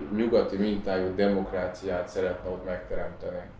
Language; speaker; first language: Hungarian; native; Hungarian